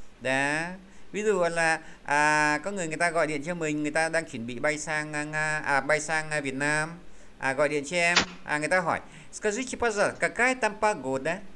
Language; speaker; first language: Vietnamese; native; Vietnamese